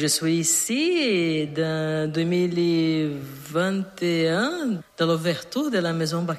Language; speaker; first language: French; non-native, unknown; Portuguese